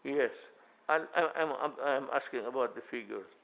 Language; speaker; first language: English; non-native, local second language; Filipino